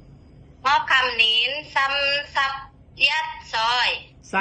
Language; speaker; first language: Cantonese; non-native, learner; Indonesian